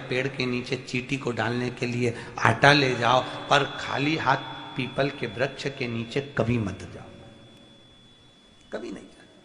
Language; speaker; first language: Hindi; native; Hindi